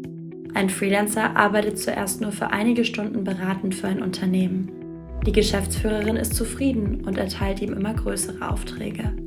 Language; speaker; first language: German; native; German